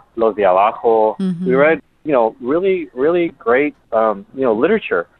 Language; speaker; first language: English; early bilingual, other home language; Spanish